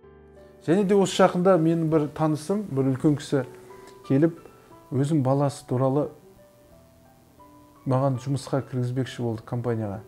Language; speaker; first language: Kazakh; native; Kazakh